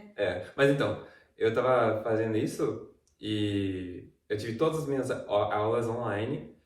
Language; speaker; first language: Portuguese; non-native, fluent; English